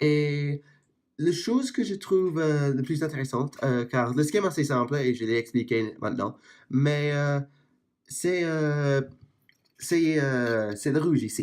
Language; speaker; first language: French; non-native, fluent; English